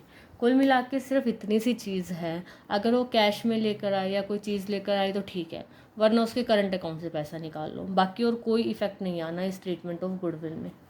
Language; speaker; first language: Hindi; native; Hindi